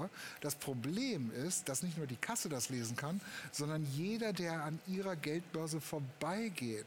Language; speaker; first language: German; native; German